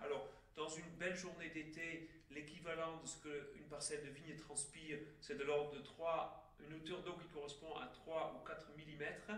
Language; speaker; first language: French; native; French